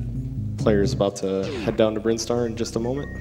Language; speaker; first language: English; native; English